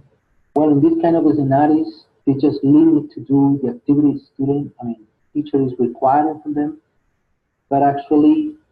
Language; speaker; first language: English; non-native, fluent; Spanish